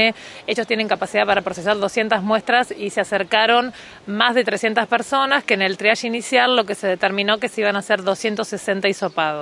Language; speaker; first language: Spanish; native; Spanish